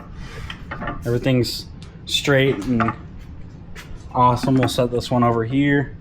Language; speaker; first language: English; native; English